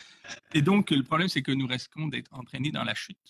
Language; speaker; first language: French; native; French